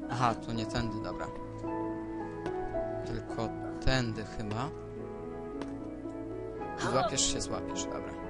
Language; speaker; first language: Polish; native; Polish